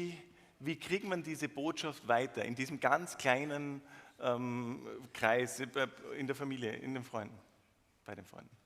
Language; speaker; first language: German; native; German